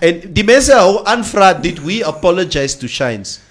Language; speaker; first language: English; non-native, local second language; Afrikaans